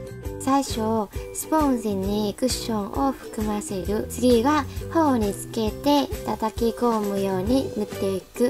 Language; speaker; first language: Japanese; non-native, fluent; Vietnamese